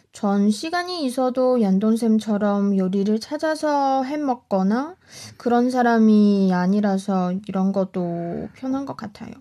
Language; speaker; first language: Korean; non-native, fluent; Chinese